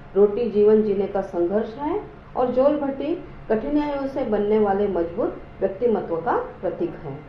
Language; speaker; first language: Hindi; non-native, local second language; Marathi